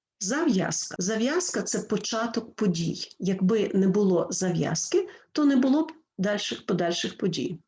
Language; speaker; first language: Ukrainian; native; Ukrainian